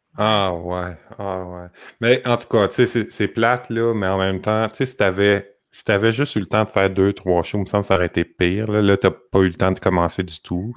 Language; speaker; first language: French; native; French